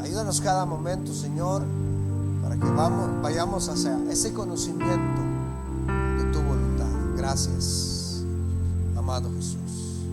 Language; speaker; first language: Spanish; native; Spanish